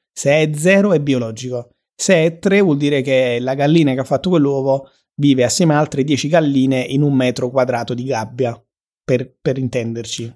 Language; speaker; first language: Italian; native; Italian